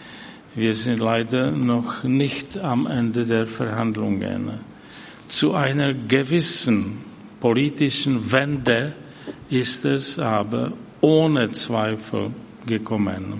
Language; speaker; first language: German; non-native, fluent; Czech